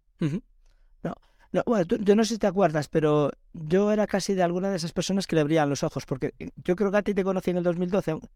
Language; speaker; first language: Spanish; native; Spanish